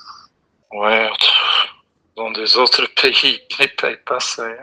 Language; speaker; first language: French; non-native, local second language; Dutch